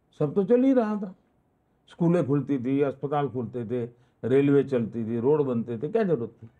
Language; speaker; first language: Hindi; non-native, local second language; Gujarati